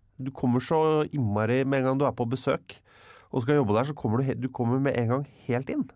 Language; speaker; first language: Norwegian; native; Norwegian